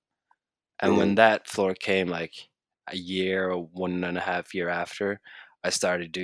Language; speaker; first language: English; non-native, fluent; Norwegian